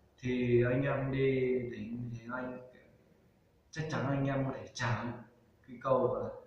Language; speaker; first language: Vietnamese; non-native, local second language; Hmong